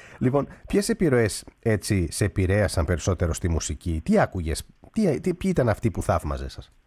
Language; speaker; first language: Greek; early bilingual, heritage; Greek